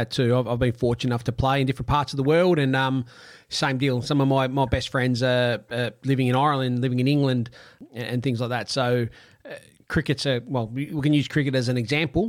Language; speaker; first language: English; non-native, local second language; Italian